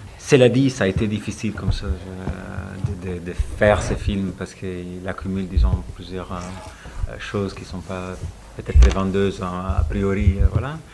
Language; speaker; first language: French; non-native, fluent; Italian